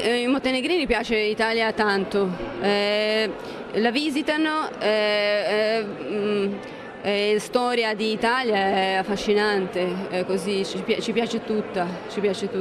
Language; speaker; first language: Italian; non-native, fluent; Serbian